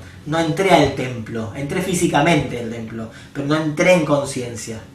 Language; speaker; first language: Spanish; native; Spanish